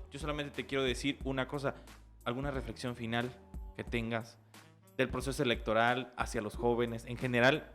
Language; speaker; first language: Spanish; native; Spanish